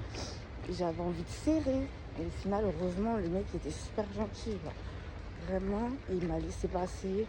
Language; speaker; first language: French; native; French